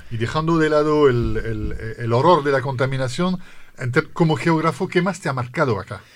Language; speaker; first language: Spanish; non-native, fluent; French